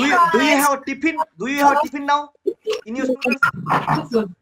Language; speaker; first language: English; non-native, learner; Marathi